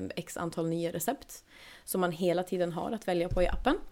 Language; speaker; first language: Swedish; native; Swedish